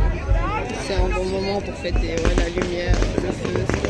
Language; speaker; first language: French; native; French